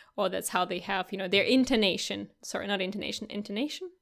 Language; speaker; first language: English; non-native, fluent; Russian